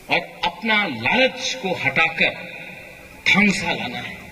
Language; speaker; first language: Hindi; non-native, local second language; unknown